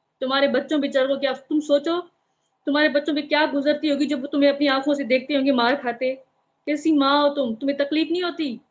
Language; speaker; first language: Urdu; non-native, local second language; Sindhi